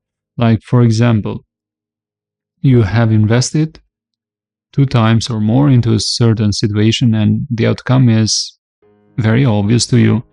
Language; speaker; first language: English; non-native, fluent; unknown